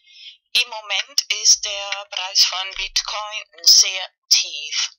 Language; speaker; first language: German; non-native, fluent; Spanish